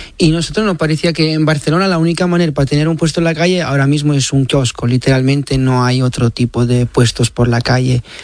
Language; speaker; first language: Spanish; non-native, fluent; Italian